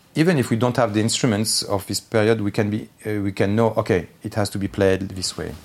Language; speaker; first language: English; non-native, fluent; Armenian